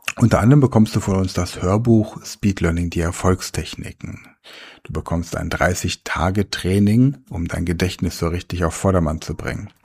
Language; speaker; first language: German; native; German